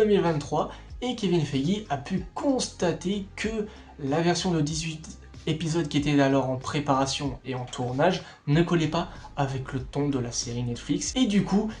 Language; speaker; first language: French; native; French